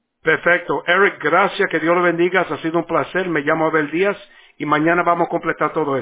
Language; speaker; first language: Spanish; early bilingual, heritage; Spanish